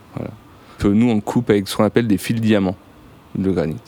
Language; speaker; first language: French; native; French